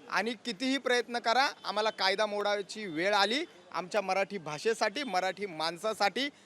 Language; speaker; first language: Marathi; native; Marathi